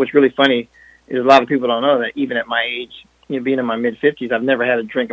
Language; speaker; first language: English; non-native, fluent; French